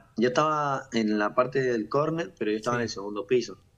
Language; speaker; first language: Spanish; native; Spanish